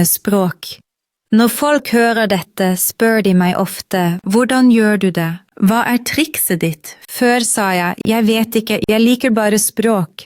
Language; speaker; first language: Norwegian; non-native, fluent; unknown